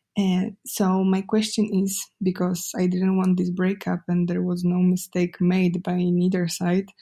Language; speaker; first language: English; non-native, fluent; Polish